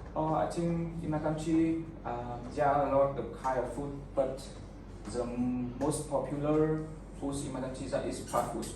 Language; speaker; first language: English; non-native, learner; Vietnamese